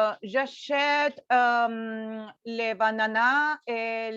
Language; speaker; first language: French; non-native, learner; Spanish